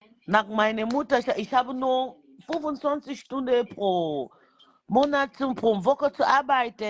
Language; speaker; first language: German; non-native, learner; French